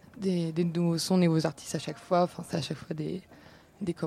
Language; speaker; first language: French; native; French